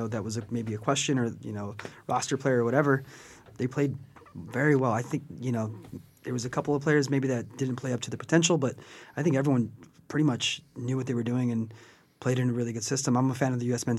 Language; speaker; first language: English; native; English